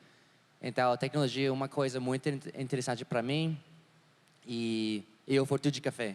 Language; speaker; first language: Portuguese; non-native, learner; English